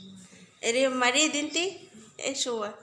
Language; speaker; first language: Arabic; non-native, learner; Bangla